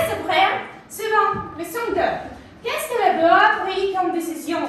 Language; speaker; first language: French; non-native, fluent; Russian